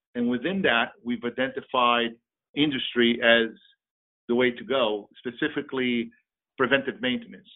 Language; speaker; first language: English; non-native, fluent; Portuguese